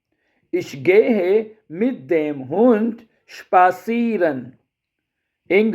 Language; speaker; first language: German; non-native, fluent; Urdu